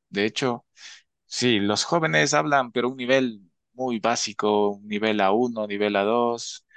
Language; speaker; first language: Spanish; native; Spanish